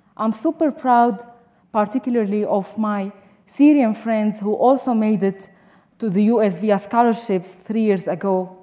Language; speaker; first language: English; non-native, fluent; Arabic